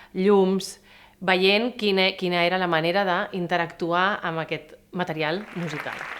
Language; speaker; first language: Catalan; native; Catalan